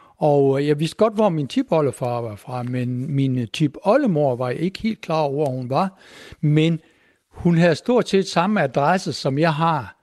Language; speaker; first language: Danish; native; Danish